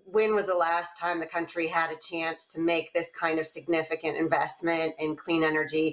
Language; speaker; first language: English; native; English